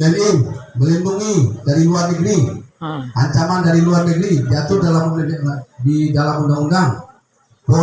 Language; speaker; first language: Indonesian; native; Indonesian